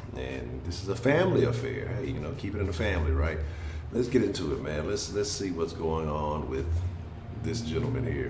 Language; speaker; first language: English; native; English